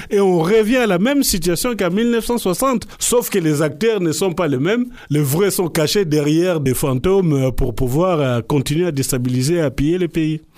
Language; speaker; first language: French; non-native, local second language; Lingala